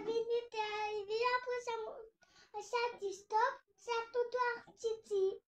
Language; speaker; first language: French; native; French